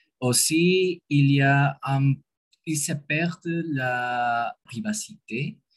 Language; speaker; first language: French; non-native, learner; Spanish